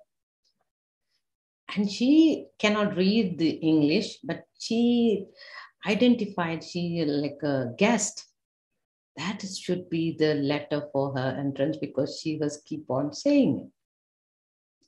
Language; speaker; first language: English; non-native, local second language; Tamil